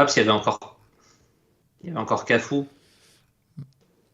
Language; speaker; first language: French; native; French